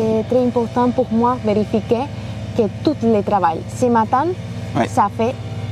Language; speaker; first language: French; non-native, learner; Spanish